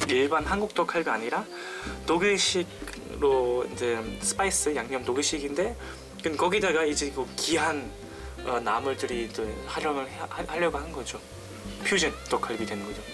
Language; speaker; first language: Korean; non-native, fluent; German